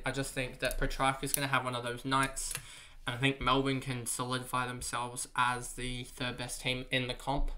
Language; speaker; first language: English; native; English